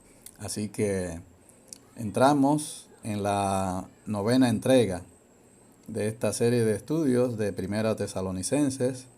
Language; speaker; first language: Spanish; native; Spanish